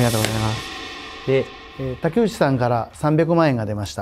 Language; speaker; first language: Japanese; native; Japanese